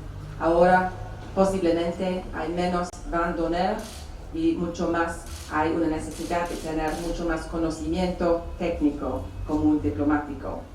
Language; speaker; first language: Spanish; non-native, fluent; English